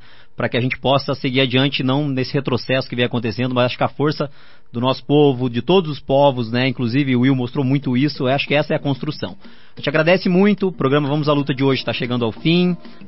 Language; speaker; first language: Portuguese; native; Portuguese